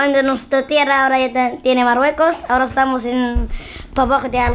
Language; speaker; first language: Spanish; non-native, learner; Arabic